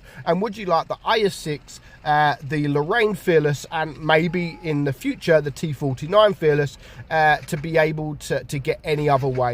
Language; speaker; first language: English; native; English